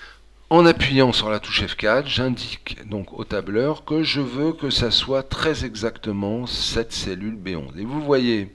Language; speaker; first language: French; native; French